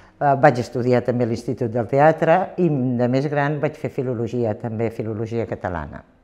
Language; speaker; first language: Catalan; native; Catalan